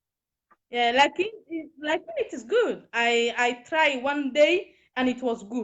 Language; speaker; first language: English; non-native, learner; Somali